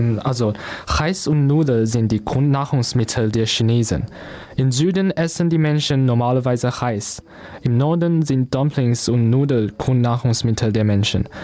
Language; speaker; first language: German; non-native, learner; Chinese